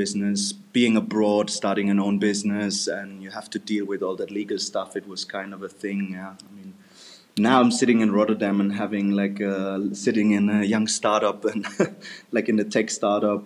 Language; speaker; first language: English; non-native, fluent; German